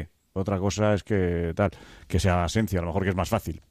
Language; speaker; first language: Spanish; native; Spanish